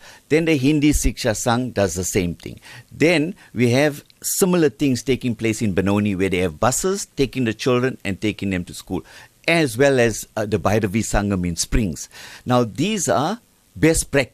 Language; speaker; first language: English; native; English